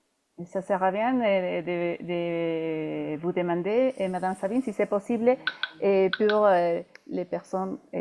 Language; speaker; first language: French; non-native, fluent; Spanish